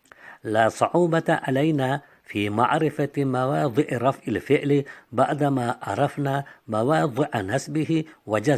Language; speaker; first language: Arabic; non-native, fluent; Uzbek